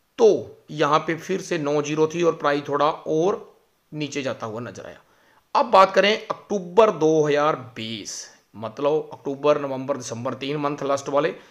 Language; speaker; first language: Hindi; native; Hindi